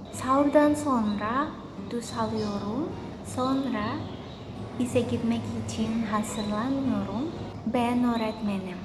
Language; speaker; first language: Turkish; non-native, learner; Indonesian